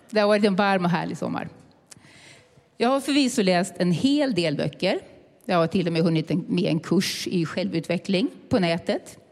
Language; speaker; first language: Swedish; native; Swedish